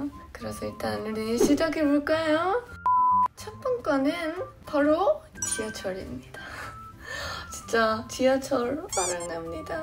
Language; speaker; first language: Korean; non-native, fluent; English